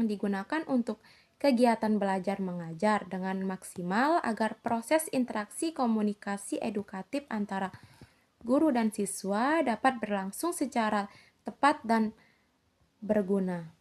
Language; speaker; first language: Indonesian; native; Indonesian